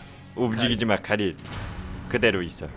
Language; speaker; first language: Korean; native; Korean